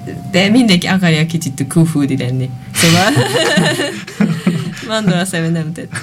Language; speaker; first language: Hungarian; non-native, learner; Japanese